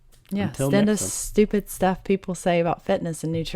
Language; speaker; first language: English; native; English